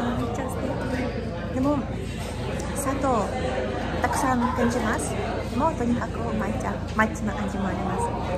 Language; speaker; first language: Japanese; non-native, learner; Tatar